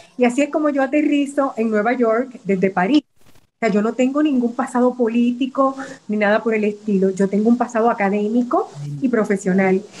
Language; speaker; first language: Spanish; native; Spanish